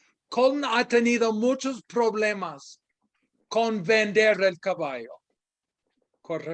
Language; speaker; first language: Spanish; non-native, fluent; English